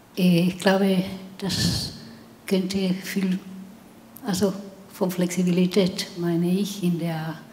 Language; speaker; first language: German; non-native, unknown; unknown